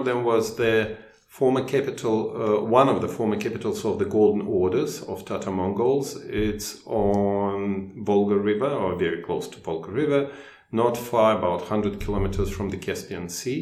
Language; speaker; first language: English; non-native, fluent; Russian